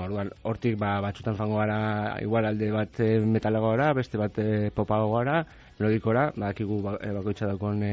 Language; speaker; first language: Basque; native; Basque